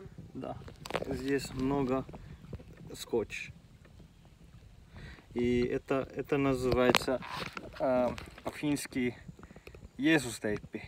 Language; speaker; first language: Russian; non-native, learner; Finnish